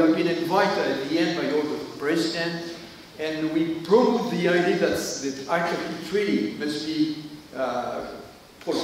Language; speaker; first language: English; non-native, learner; French